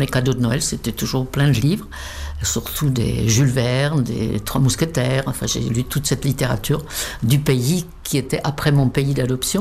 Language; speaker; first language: French; non-native, fluent; Czech